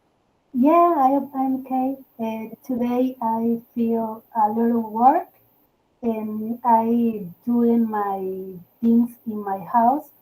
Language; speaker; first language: English; non-native, learner; Spanish